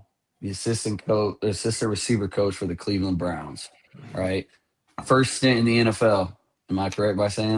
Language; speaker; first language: English; native; English